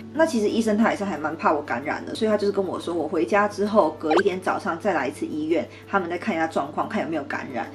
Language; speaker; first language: Chinese; native; Chinese